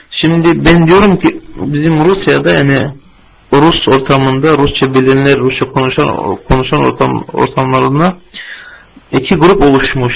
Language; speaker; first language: Turkish; non-native, fluent; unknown